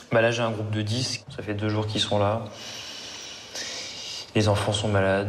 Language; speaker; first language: French; native; French